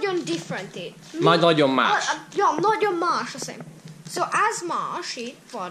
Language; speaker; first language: Hungarian; early bilingual, heritage; Hungarian